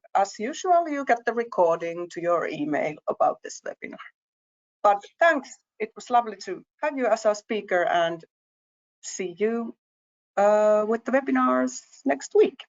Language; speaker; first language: English; non-native, fluent; Finnish